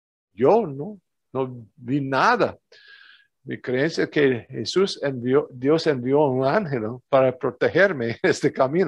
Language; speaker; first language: Spanish; non-native, fluent; English